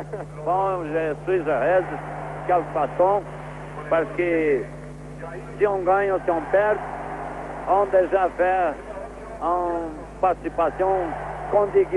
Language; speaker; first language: French; non-native, fluent; Portuguese